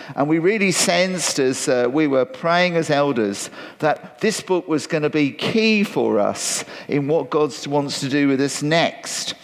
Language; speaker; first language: English; native; English